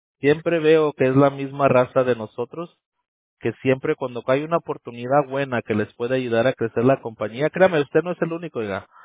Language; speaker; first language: Spanish; early bilingual, heritage; Spanish